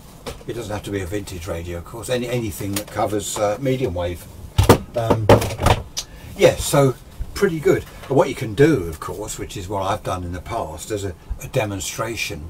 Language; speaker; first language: English; native; English